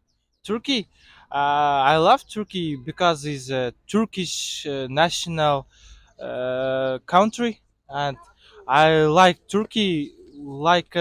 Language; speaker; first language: English; non-native, learner; Kazakh